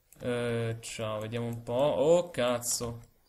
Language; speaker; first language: Italian; native; Italian